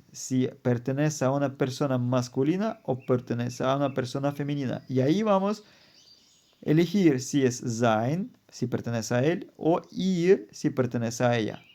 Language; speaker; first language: Spanish; non-native, fluent; German